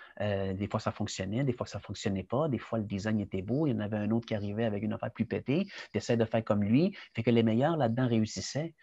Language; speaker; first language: French; early bilingual, other home language; Spanish